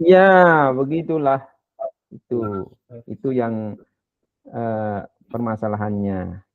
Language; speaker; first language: Indonesian; non-native, local second language; Sasak